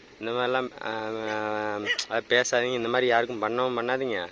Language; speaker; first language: Tamil; native; Tamil